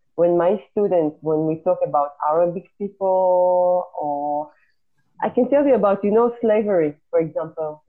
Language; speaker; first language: English; non-native, fluent; Hebrew